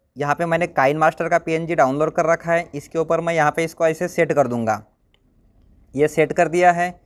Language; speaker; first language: Hindi; non-native, local second language; Marathi